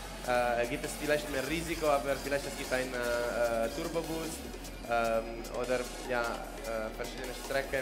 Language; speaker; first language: German; non-native, fluent; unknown